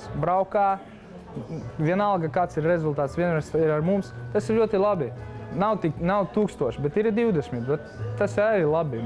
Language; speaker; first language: Latvian; non-native, local second language; Russian